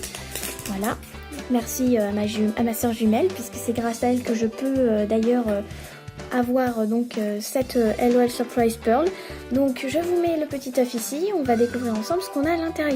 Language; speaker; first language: French; native; French